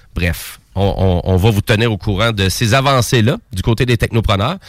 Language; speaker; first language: French; native; French